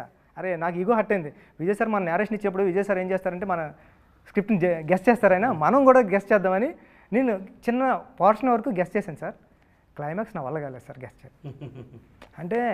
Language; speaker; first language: Telugu; native; Telugu